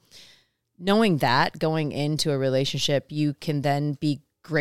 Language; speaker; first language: English; non-native, fluent; Samoan